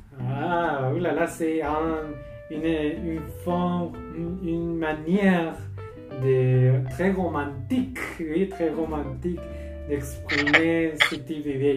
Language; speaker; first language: French; non-native, learner; Spanish